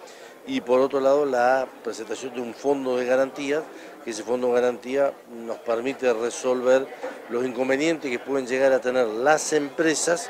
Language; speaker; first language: Spanish; native; Spanish